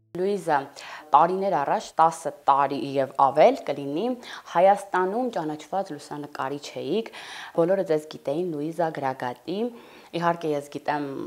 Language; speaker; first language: Armenian; native; Armenian